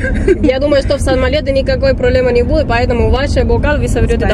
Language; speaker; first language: Russian; non-native, learner; Spanish